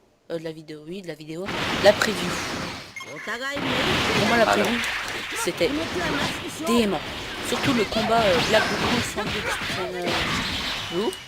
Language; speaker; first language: French; native; French